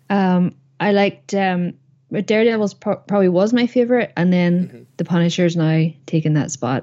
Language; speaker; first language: English; native; English